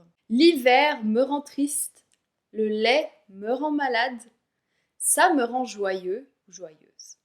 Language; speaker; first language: French; native; French